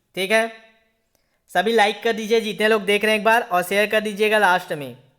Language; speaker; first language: Hindi; native; Hindi